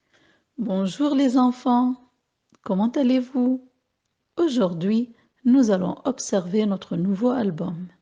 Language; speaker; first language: French; non-native, local second language; Arabic